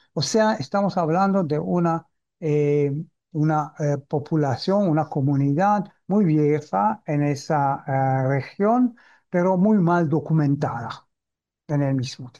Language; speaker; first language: Spanish; early bilingual, heritage; Ladino